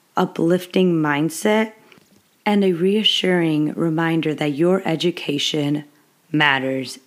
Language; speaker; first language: English; early bilingual, other home language; Spanish